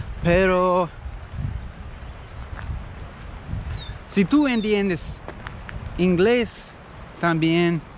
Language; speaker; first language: Spanish; non-native, learner; English